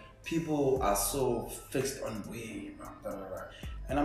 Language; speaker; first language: English; non-native, local second language; Zulu